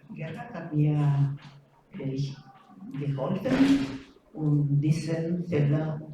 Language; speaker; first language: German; non-native, learner; Spanish